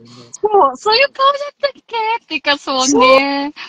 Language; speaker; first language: Japanese; non-native, local second language; Filipino